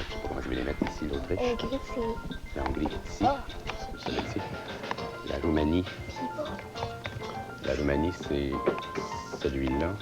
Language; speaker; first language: French; native; French